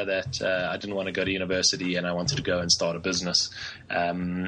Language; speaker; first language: English; native; English